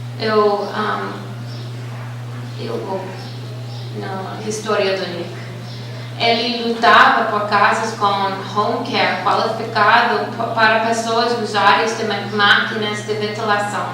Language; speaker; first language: Portuguese; non-native, fluent; English